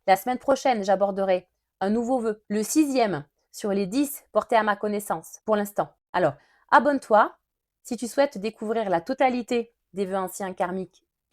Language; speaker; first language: French; native; French